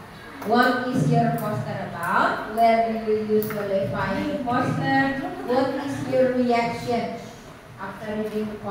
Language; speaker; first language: English; non-native, learner; Indonesian